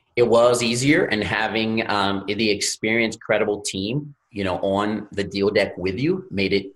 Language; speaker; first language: English; native; English